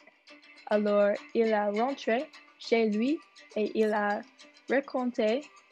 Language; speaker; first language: French; non-native, learner; English